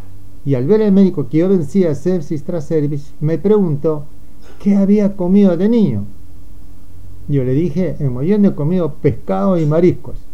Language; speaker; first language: Spanish; native; Spanish